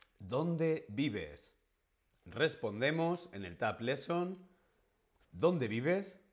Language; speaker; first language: Spanish; native; Spanish